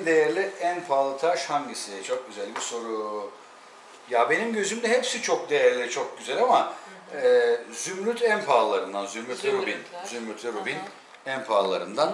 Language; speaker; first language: Turkish; native; Turkish